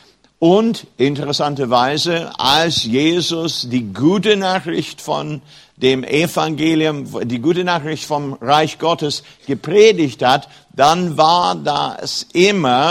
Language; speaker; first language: German; non-native, fluent; English